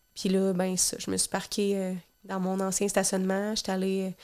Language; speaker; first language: French; native; French